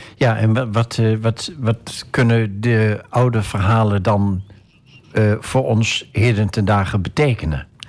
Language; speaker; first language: Dutch; native; Dutch